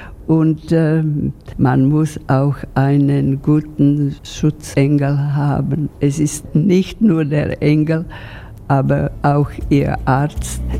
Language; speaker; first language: German; non-native, fluent; Slovak